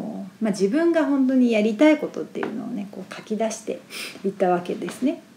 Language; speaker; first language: Japanese; native; Japanese